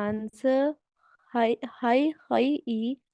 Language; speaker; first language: Chinese; non-native, learner; Urdu